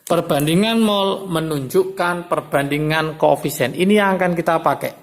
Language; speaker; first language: Indonesian; native; Indonesian